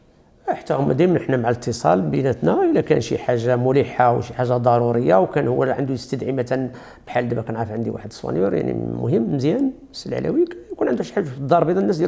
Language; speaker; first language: Arabic; native; Arabic